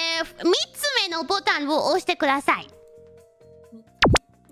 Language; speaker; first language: Japanese; non-native, learner; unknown